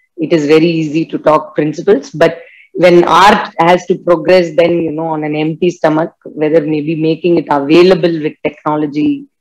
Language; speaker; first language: English; non-native, local second language; Tamil